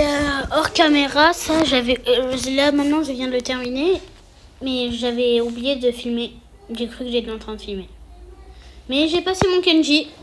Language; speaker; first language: French; native; French